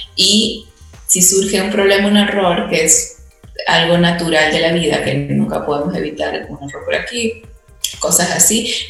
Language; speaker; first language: Spanish; native; Spanish